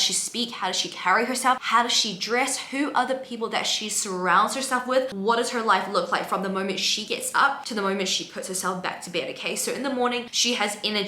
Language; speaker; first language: English; native; English